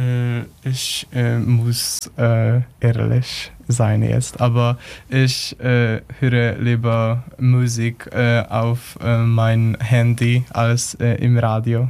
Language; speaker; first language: German; non-native, learner; Polish